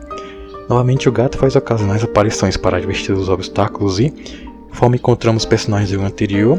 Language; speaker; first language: Portuguese; native; Portuguese